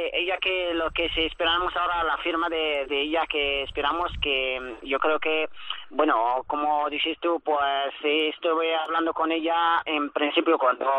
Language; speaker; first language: Spanish; early bilingual, other home language; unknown